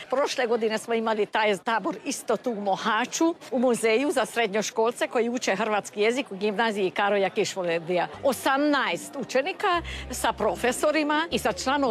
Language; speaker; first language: Croatian; early bilingual, heritage; Croatian